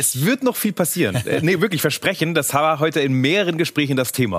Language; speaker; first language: German; native; German